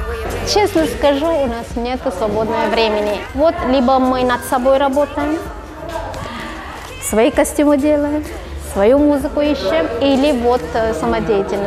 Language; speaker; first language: Russian; non-native, fluent; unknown